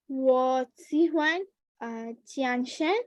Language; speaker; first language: Chinese; non-native, learner; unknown